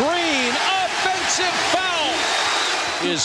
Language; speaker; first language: English; native; English